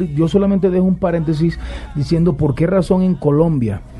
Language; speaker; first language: Spanish; native; Spanish